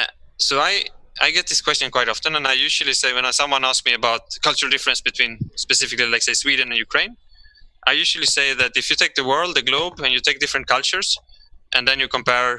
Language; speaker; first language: English; non-native, fluent; Swedish